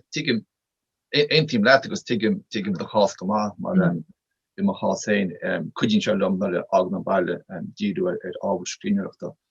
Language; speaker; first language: Irish; native; Irish